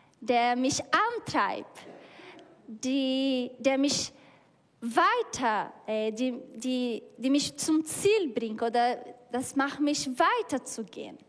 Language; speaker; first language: German; non-native, learner; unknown